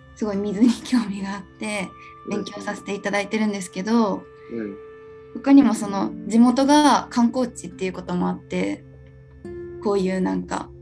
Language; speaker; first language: Japanese; native; Japanese